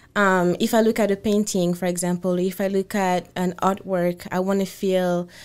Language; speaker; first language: English; non-native, fluent; French